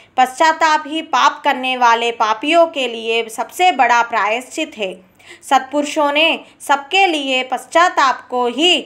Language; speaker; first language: Hindi; non-native, local second language; Telugu